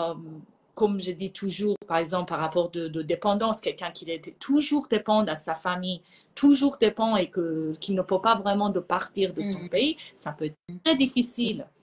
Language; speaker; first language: French; non-native, fluent; Persian